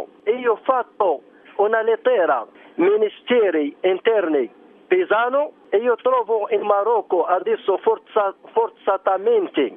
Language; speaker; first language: Italian; non-native, learner; Arabic